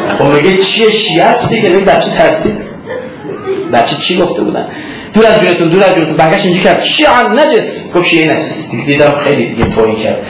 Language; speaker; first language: Persian; non-native, local second language; Azerbaijani